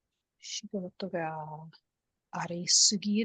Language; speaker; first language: Japanese; non-native, learner; English